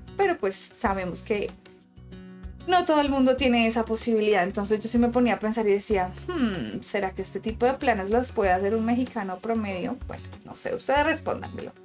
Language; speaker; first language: Spanish; native; Spanish